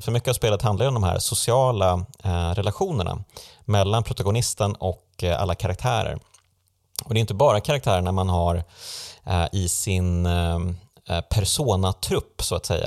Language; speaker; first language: Swedish; native; Swedish